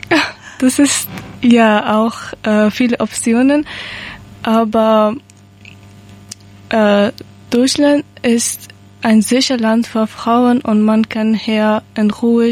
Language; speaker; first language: German; non-native, learner; Persian